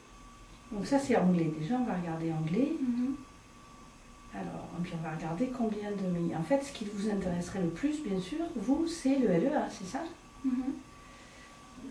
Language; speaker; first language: French; native; French